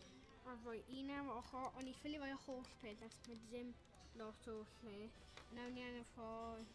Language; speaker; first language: Welsh; non-native, local second language; English